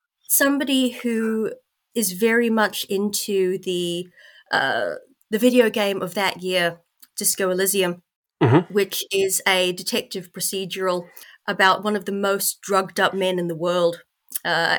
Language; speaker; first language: English; native; English